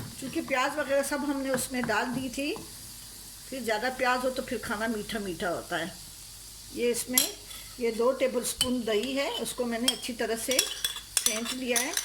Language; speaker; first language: Urdu; non-native, local second language; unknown